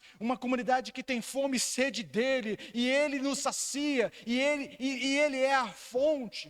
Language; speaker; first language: Portuguese; native; Portuguese